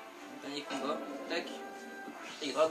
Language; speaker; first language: French; native; French